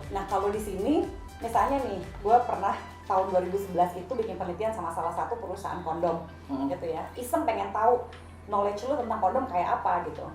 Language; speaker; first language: Indonesian; native; Indonesian